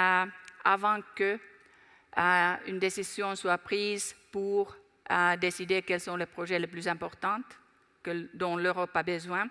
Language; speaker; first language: French; non-native, fluent; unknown